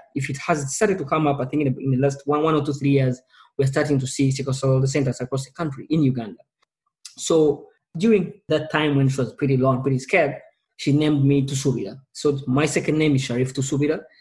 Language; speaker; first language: English; non-native, local second language; Ganda